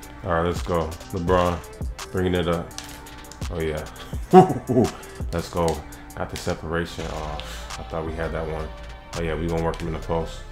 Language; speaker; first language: English; native; English